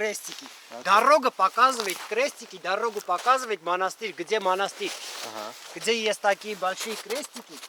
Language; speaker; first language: Russian; non-native, learner; Armenian